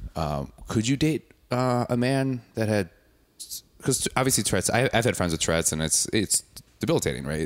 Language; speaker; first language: English; native; English